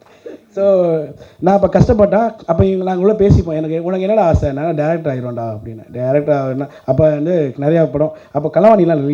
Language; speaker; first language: Tamil; native; Tamil